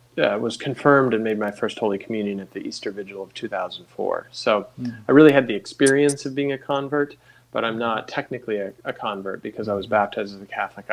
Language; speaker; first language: English; native; English